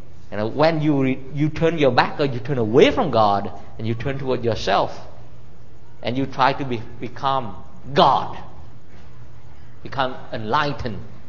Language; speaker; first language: English; non-native, fluent; Vietnamese